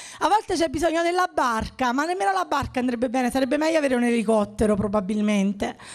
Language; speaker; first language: Italian; native; Italian